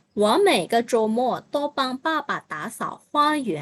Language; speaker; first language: Chinese; non-native, fluent; Thai